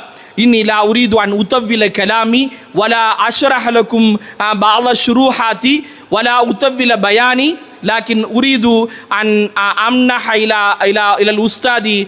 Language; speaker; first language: Arabic; non-native, fluent; Tamil